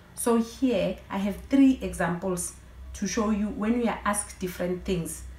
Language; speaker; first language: English; non-native, local second language; Zulu